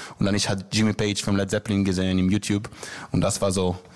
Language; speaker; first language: German; non-native, learner; Hebrew